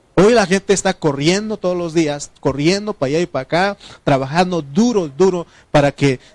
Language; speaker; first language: Spanish; non-native, local second language; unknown